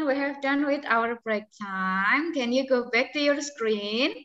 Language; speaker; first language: English; non-native, local second language; Indonesian